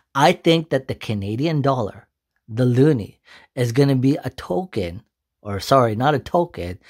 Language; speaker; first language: English; native; English